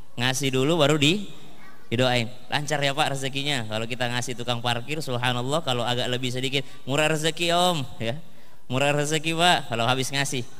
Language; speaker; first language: Indonesian; native; Indonesian